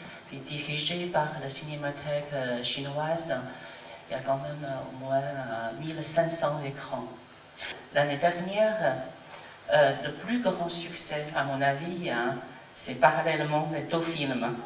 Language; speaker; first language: French; non-native, fluent; Chinese